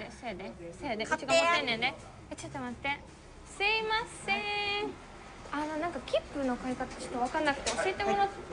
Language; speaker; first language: Japanese; native; Japanese